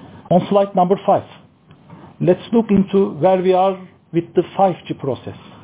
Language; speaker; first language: English; non-native, fluent; Turkish